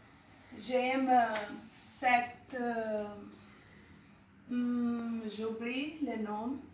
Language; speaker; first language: French; non-native, learner; Portuguese